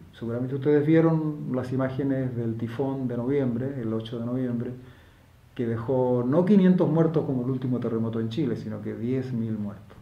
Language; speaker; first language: Spanish; native; Spanish